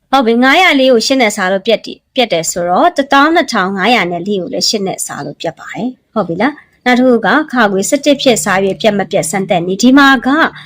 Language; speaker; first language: Burmese; native; Burmese